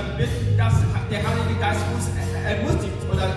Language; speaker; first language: German; non-native, fluent; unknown